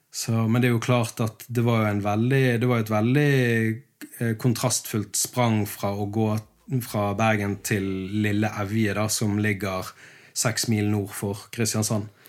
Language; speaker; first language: Norwegian; native; Norwegian